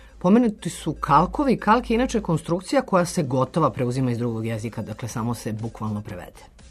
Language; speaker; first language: Serbian; native; Serbian